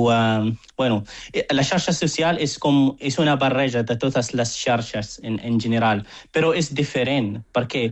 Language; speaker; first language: Catalan; non-native, fluent; Arabic